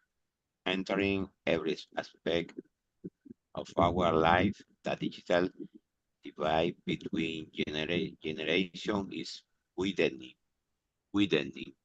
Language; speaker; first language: English; non-native, learner; Spanish